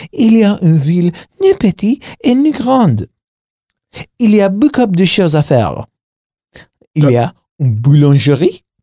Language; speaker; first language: French; non-native, learner; English